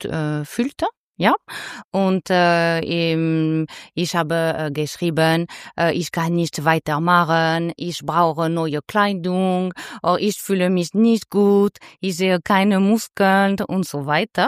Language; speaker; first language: German; non-native, learner; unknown